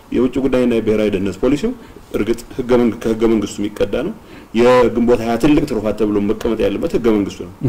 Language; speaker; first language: Amharic; non-native, local second language; Tigrinya